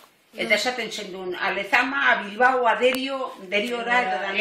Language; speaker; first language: Basque; native; Basque